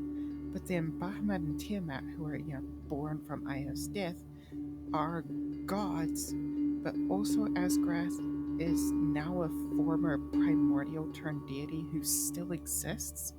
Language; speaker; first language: English; native; English